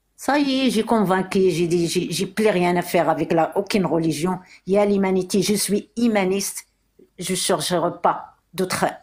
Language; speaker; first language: French; non-native, local second language; Arabic